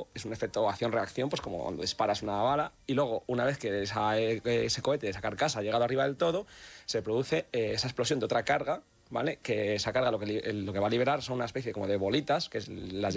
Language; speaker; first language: Spanish; native; Spanish